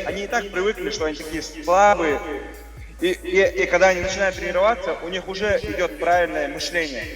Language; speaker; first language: Russian; non-native, local second language; Chechen